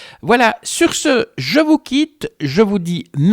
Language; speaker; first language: French; native; French